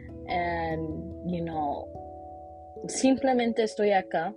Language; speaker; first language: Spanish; early bilingual, heritage; Spanish